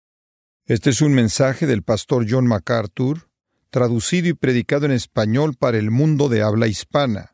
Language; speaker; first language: Spanish; native; Spanish